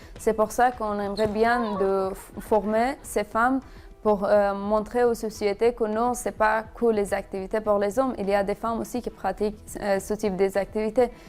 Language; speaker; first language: French; non-native, fluent; Persian